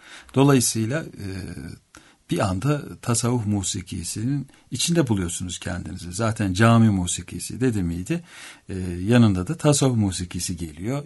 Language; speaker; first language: Turkish; native; Turkish